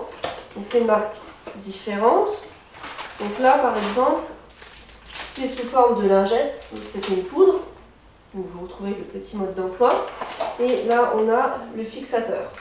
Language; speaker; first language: French; native; French